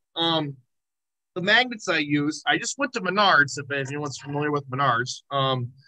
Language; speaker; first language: English; native; English